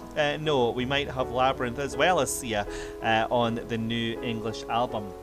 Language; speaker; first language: English; native; English